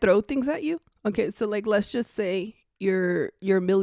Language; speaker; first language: English; native; English